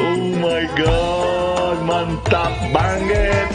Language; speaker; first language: Indonesian; non-native, fluent; Portuguese